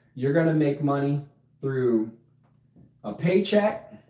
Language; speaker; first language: English; native; English